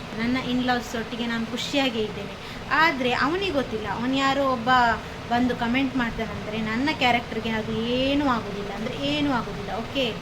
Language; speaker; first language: Kannada; non-native, local second language; Badaga